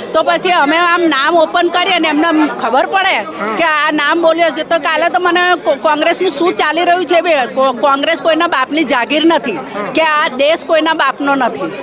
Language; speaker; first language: Gujarati; native; Gujarati